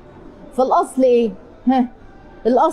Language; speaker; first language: Arabic; native; Arabic